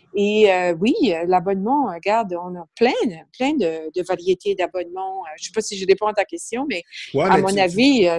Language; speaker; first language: French; native; French